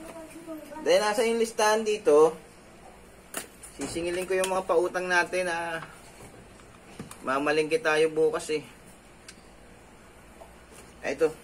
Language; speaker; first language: Filipino; native; Filipino